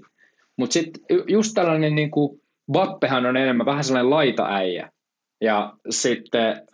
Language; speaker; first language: Finnish; native; Finnish